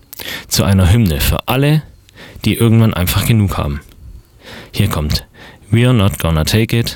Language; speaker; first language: German; native; German